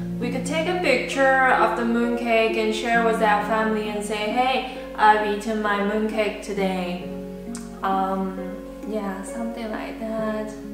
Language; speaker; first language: English; non-native, fluent; Chinese